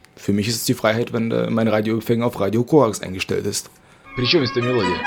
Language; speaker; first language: German; non-native, fluent; Russian